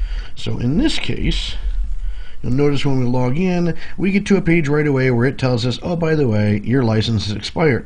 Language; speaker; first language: English; native; English